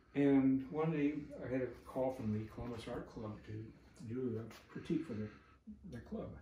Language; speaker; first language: English; native; English